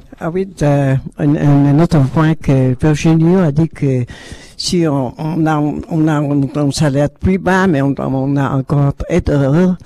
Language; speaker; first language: French; non-native, learner; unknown